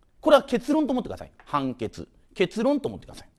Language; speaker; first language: Japanese; native; Japanese